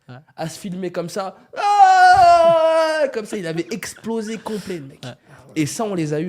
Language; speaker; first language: French; native; French